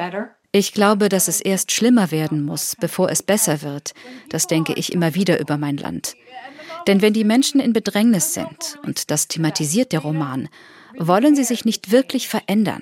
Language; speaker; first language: German; native; German